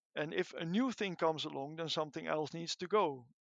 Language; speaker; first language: English; non-native, fluent; Dutch